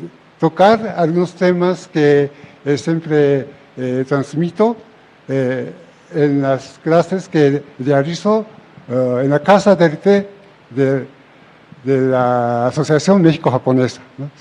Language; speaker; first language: Spanish; non-native, fluent; Japanese